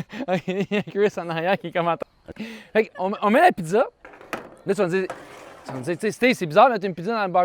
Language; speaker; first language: French; native; French